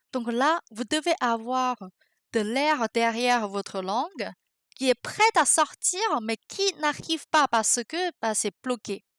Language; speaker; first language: French; non-native, fluent; Chinese